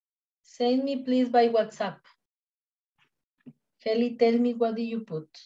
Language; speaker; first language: English; non-native, learner; Spanish